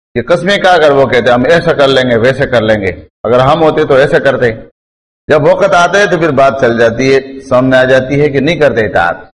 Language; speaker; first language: Urdu; non-native, local second language; Pashto